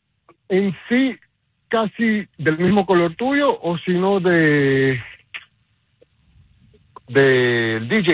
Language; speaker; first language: Spanish; non-native, fluent; Papiamento